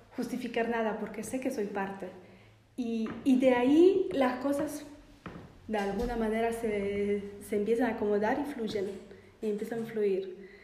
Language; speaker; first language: Spanish; non-native, fluent; Polish